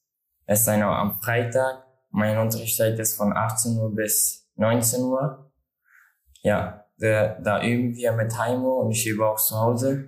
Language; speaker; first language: German; non-native, learner; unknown